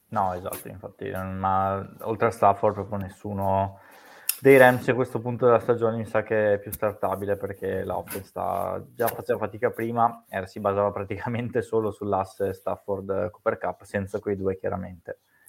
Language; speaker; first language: Italian; native; Italian